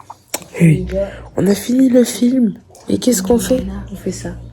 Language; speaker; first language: French; native; French